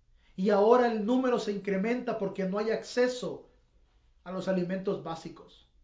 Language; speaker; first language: Spanish; native; Spanish